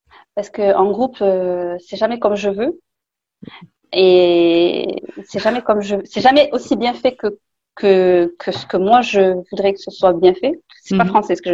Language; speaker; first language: French; native; French